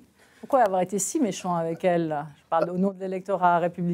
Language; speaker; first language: French; native; French